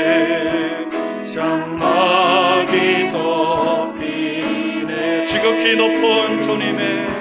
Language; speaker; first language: Korean; native; Korean